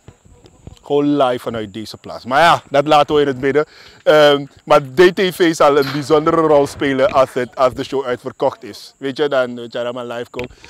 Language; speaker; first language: Dutch; native; Dutch